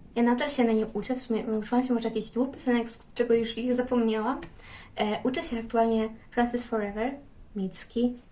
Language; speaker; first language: Polish; native; Polish